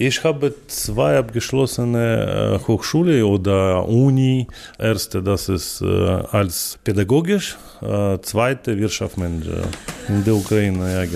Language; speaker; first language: German; non-native, learner; Ukrainian